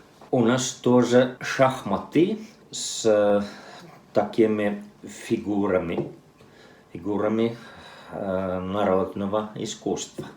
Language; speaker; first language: Russian; non-native, fluent; Finnish